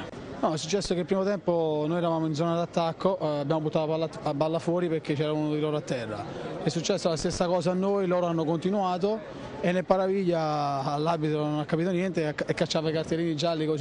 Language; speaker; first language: Italian; native; Italian